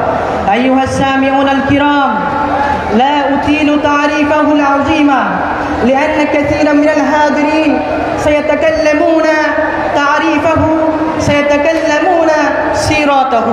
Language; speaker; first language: Arabic; non-native, learner; Bangla